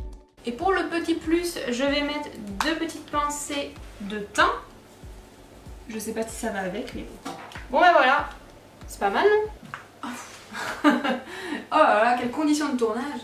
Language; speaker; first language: French; native; French